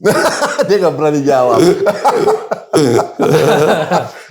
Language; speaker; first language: Indonesian; native; Indonesian